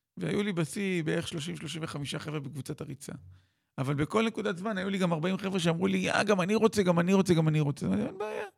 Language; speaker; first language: Hebrew; native; Hebrew